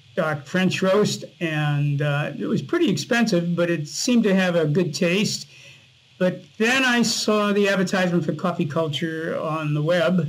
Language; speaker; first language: English; native; English